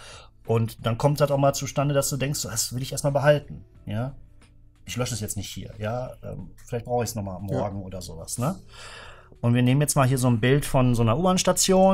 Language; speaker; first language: German; native; German